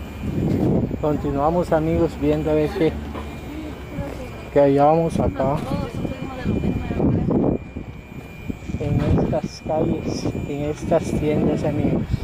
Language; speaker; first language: Spanish; native; Spanish